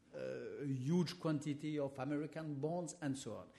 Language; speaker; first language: English; non-native, fluent; French